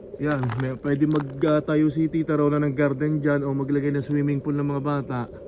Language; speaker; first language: Filipino; native; Filipino